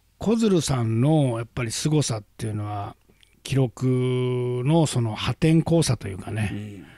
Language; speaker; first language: Japanese; native; Japanese